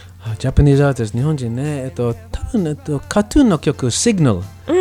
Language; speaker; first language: Japanese; non-native, learner; English